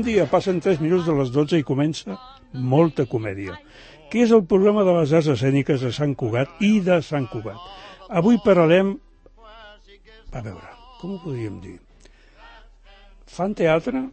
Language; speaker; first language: Catalan; native; Catalan